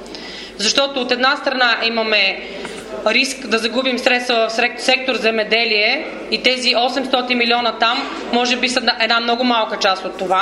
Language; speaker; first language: Bulgarian; native; Bulgarian